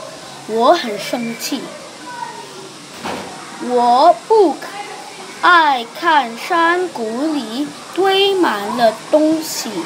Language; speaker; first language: Chinese; non-native, learner; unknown